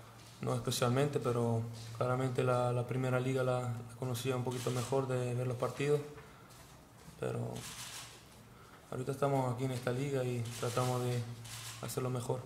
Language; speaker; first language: Spanish; early bilingual, heritage; Spanish